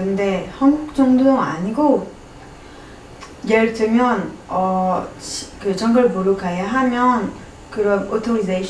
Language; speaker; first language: Korean; non-native, learner; French